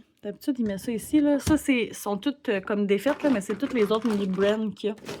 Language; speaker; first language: French; native; French